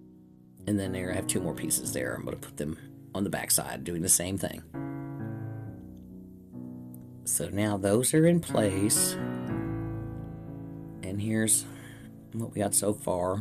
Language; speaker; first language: English; native; English